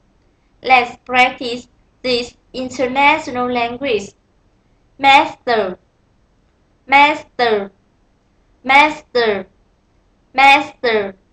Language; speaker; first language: English; non-native, learner; Vietnamese